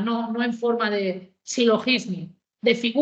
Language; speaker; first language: Spanish; native; Spanish